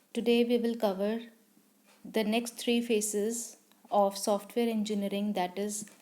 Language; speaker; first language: English; non-native, local second language; Punjabi